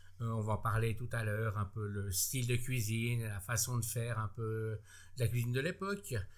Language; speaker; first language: French; native; French